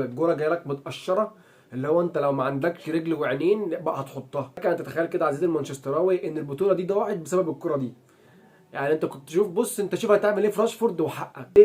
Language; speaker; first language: Arabic; native; Arabic